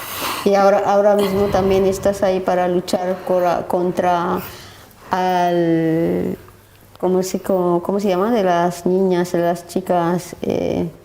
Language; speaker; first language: Spanish; non-native, learner; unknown